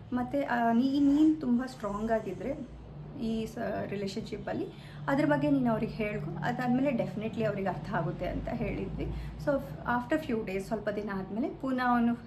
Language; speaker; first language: Kannada; native; Kannada